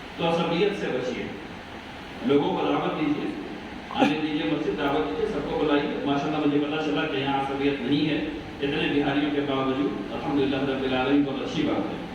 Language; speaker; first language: Urdu; native; Urdu